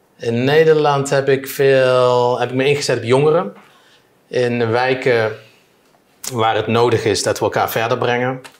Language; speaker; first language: Dutch; native; Dutch